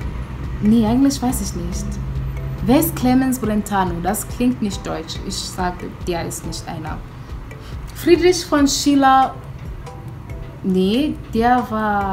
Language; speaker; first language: German; non-native, fluent; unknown